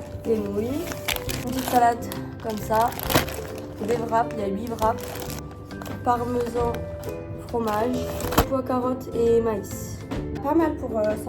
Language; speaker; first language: French; native; French